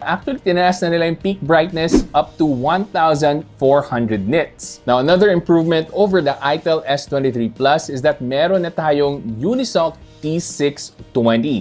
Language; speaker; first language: Filipino; native; Filipino